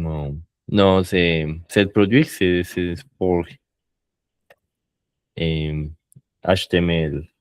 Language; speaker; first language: French; non-native, learner; Spanish